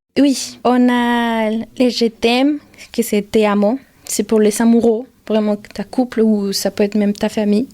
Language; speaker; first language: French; non-native, fluent; Spanish